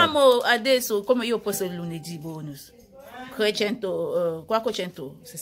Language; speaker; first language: Italian; non-native, learner; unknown